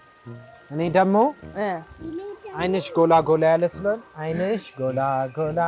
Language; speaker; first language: Amharic; native; Amharic